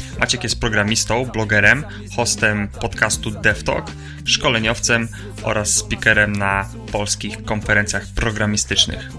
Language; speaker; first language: Polish; native; Polish